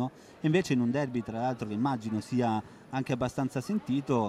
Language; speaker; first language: Italian; native; Italian